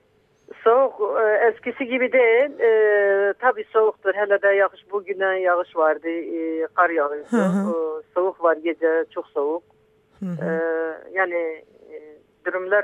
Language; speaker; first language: Turkish; non-native, local second language; Kurdish